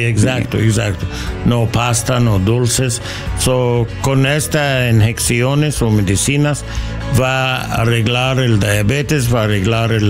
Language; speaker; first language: Spanish; non-native, learner; English